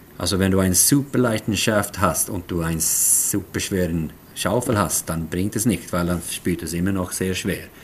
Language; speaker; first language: German; non-native, fluent; Swedish